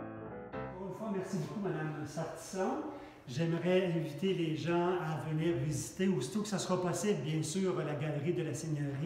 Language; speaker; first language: French; native; French